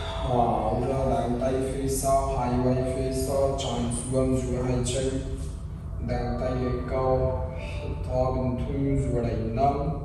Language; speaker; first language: Vietnamese; non-native, fluent; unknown